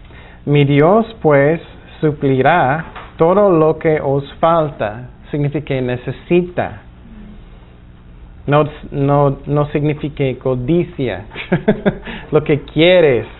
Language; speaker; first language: Spanish; non-native, fluent; English